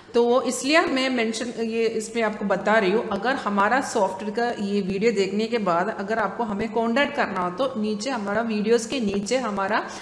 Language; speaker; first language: Hindi; non-native, local second language; Malayalam